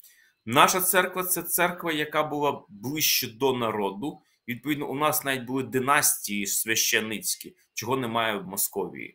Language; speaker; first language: Ukrainian; native; Ukrainian